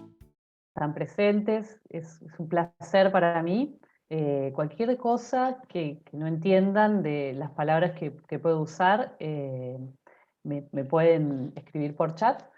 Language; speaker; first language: Spanish; native; Spanish